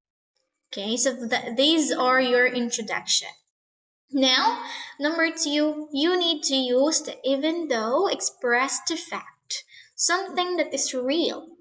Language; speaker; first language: English; non-native, fluent; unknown